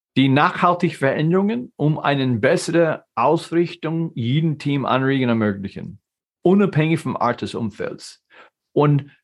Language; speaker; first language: German; non-native, fluent; English